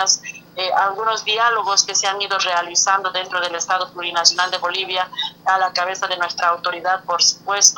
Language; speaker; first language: Spanish; native; Spanish